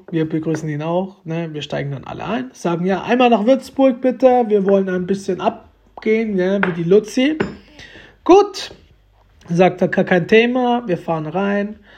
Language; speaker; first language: German; early bilingual, other home language; Romanian